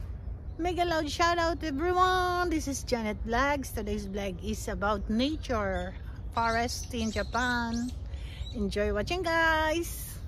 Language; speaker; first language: English; non-native, local second language; Filipino